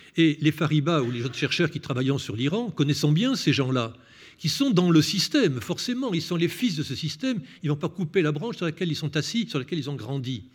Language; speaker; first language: French; native; French